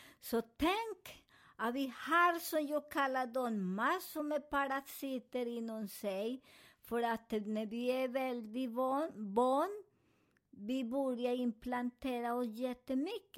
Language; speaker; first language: Swedish; non-native, fluent; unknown